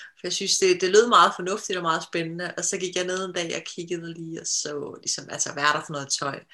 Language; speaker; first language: Danish; native; Danish